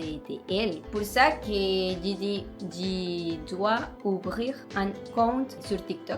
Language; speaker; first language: French; non-native, learner; Spanish